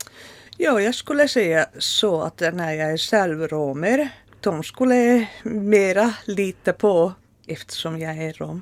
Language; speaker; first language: Swedish; non-native, learner; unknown